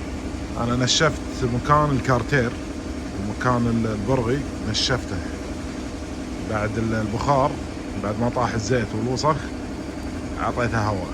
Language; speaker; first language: Arabic; native; Arabic